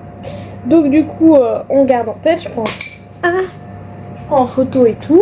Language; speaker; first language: French; native; French